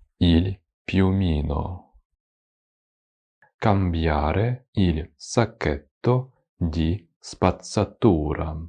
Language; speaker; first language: Italian; non-native, fluent; Ukrainian